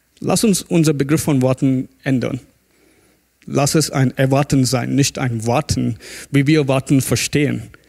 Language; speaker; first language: German; non-native, fluent; English